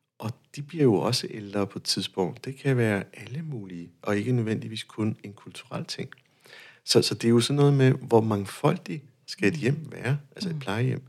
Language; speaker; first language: Danish; non-native, fluent; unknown